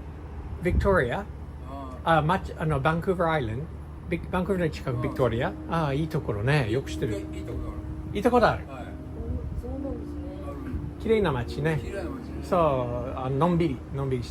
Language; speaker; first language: Japanese; non-native, learner; English